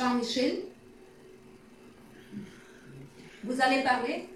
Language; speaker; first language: French; non-native, fluent; Russian